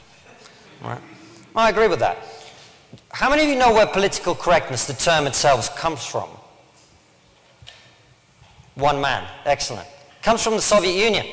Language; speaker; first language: English; early bilingual, other home language; Russian